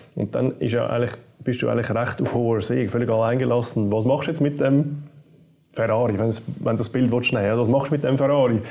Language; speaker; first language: German; native; German